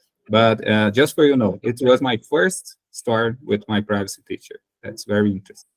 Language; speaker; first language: English; non-native, learner; Portuguese